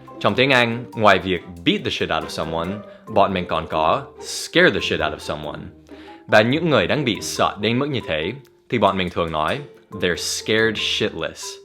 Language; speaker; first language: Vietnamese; non-native, fluent; English